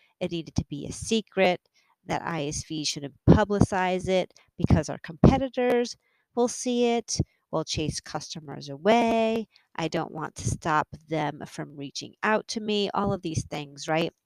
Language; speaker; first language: English; native; English